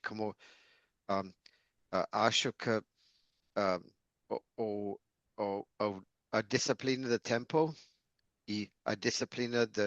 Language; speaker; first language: Portuguese; non-native, learner; English